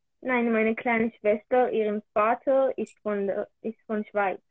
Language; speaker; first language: German; early bilingual, other home language; Hebrew